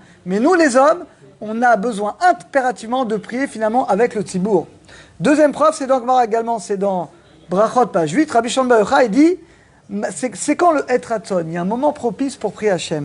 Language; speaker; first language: French; native; French